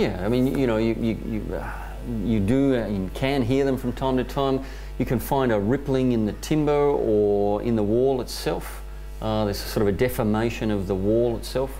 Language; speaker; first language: English; native; English